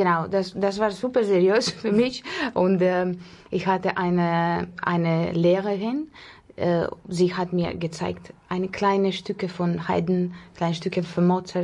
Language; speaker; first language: German; non-native, learner; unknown